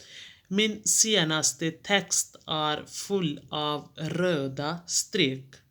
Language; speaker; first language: Swedish; non-native, fluent; Urdu